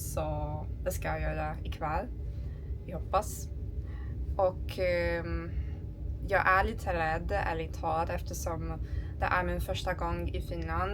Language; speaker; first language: Swedish; non-native, learner; Turkish